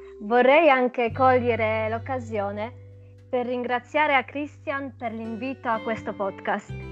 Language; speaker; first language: Italian; non-native, fluent; Polish